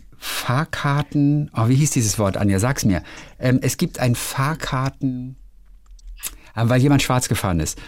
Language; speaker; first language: German; native; German